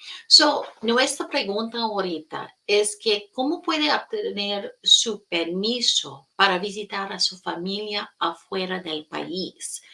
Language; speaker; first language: Spanish; non-native, fluent; English